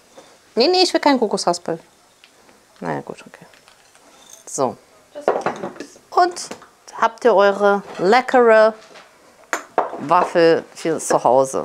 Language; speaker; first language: German; early bilingual, other home language; Polish